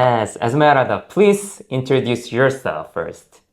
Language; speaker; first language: English; non-native, fluent; Korean